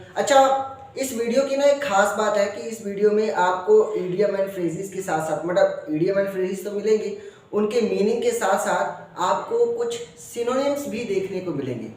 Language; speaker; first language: Hindi; non-native, local second language; Punjabi